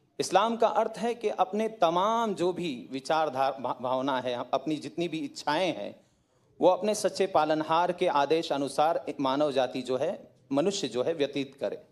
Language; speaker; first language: Hindi; native; Hindi